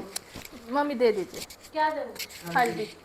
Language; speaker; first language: Hindi; non-native, local second language; Kannada